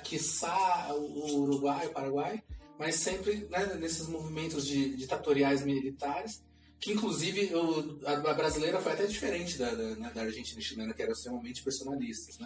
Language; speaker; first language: Portuguese; native; Portuguese